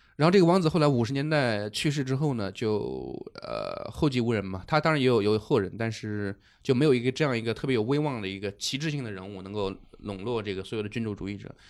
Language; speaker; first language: Chinese; native; Chinese